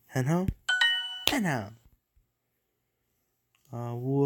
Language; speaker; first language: Chinese; non-native, learner; English